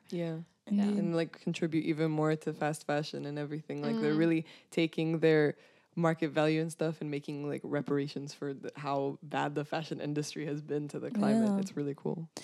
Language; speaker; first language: English; non-native, fluent; Romanian